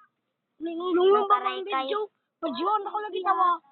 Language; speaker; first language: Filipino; non-native, local second language; Cebuano